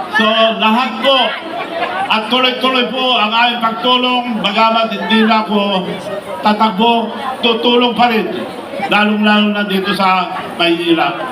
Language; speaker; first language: Filipino; non-native, local second language; Iloko